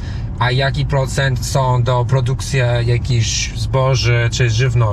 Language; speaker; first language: Polish; non-native, learner; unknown